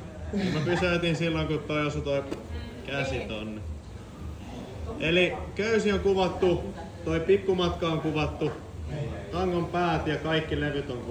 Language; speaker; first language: Finnish; native; Finnish